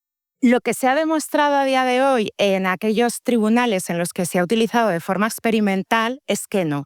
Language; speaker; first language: Spanish; native; Spanish